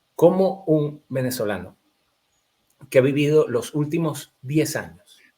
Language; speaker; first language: Spanish; native; Spanish